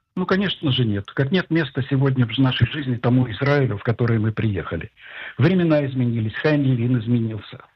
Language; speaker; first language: Russian; native; Russian